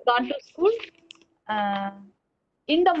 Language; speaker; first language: English; non-native, learner; Tamil